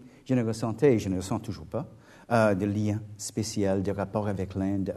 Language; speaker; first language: French; non-native, fluent; English